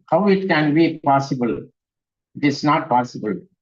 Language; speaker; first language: English; non-native, local second language; Tamil